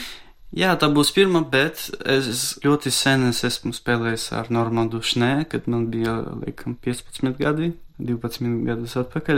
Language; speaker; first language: Latvian; non-native, local second language; Russian